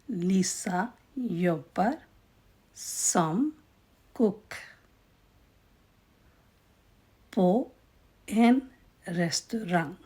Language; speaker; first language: Swedish; non-native, fluent; Urdu